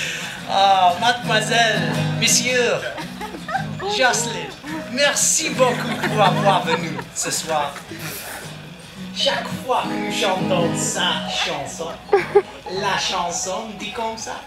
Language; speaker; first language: French; non-native, learner; English